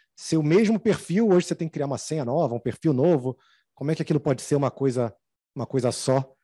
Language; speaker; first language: Portuguese; native; Portuguese